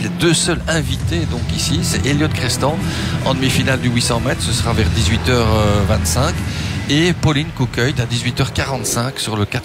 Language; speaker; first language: French; native; French